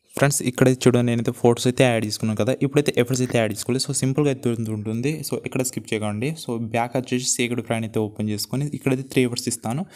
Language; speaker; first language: Telugu; non-native, local second language; Gondi